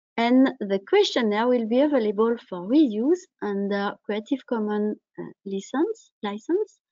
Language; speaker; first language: English; non-native, fluent; French